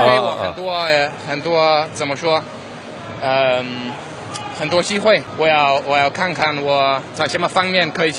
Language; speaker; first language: Chinese; non-native, fluent; Danish